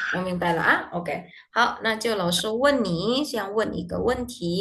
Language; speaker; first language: Chinese; non-native, fluent; Indonesian